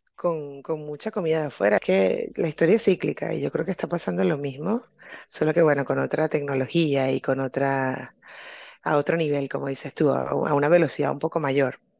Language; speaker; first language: Spanish; native; Spanish